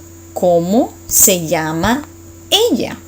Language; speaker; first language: Spanish; non-native, fluent; English